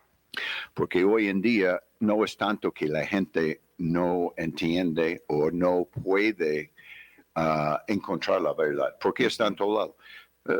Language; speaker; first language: Spanish; non-native, fluent; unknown